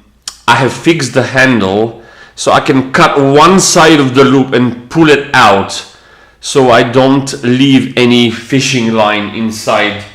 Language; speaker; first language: English; non-native, fluent; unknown